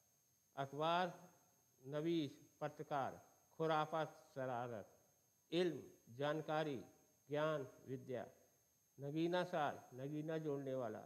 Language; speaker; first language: Hindi; native; Hindi